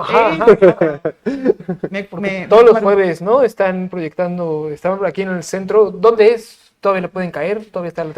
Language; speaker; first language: Spanish; native; Spanish